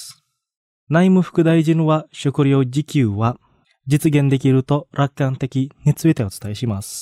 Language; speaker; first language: Japanese; non-native, fluent; Indonesian